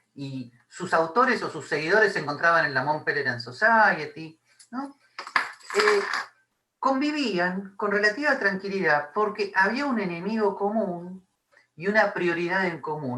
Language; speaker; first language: Spanish; native; Spanish